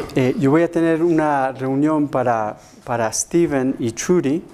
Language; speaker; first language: Spanish; native; Spanish